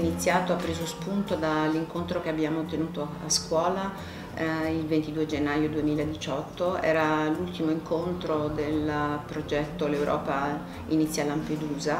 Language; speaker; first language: Italian; native; Italian